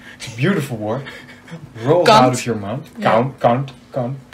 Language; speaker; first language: English; non-native, fluent; Dutch